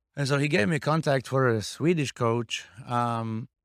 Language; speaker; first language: English; non-native, fluent; Slovak